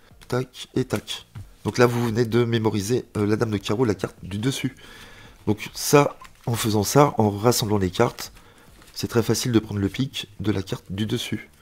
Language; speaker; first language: French; native; French